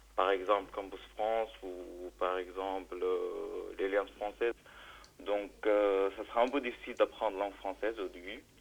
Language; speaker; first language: French; non-native, learner; Arabic